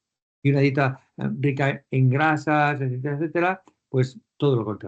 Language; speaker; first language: Spanish; native; Spanish